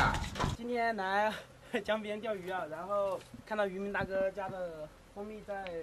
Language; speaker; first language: Chinese; native; Chinese